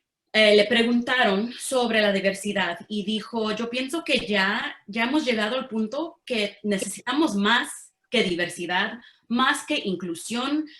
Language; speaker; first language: Spanish; early bilingual, heritage; Spanish